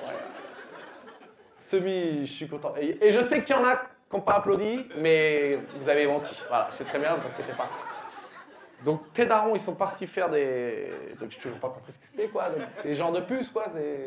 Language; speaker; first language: French; native; French